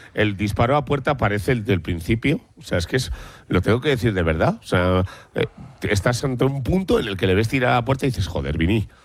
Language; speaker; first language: Spanish; native; Spanish